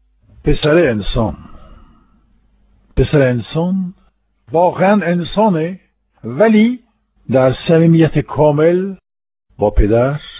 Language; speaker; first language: Persian; non-native, fluent; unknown